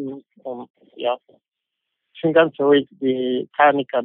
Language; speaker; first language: German; non-native, fluent; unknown